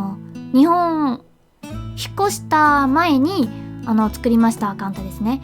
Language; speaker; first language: Japanese; non-native, learner; English